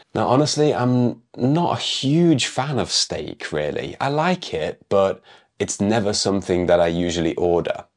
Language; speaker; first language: English; native; English